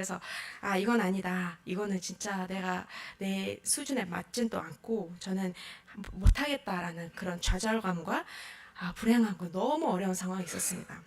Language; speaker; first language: Korean; non-native, fluent; Mongolian